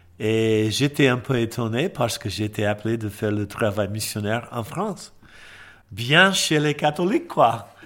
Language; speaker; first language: French; non-native, fluent; English